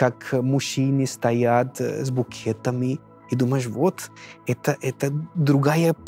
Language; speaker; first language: Russian; non-native, fluent; Spanish